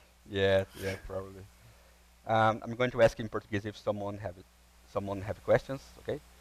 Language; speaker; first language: English; non-native, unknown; Portuguese